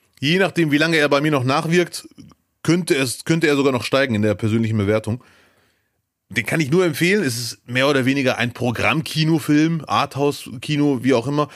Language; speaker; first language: German; early bilingual, other home language; Arabic